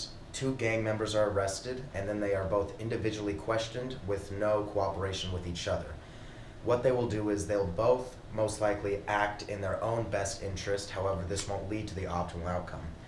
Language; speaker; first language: English; native; English